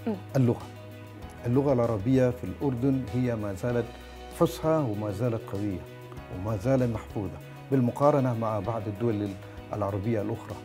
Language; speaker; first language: Arabic; non-native, fluent; Malay